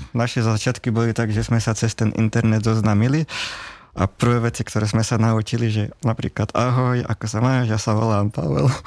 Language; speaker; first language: Slovak; native; Slovak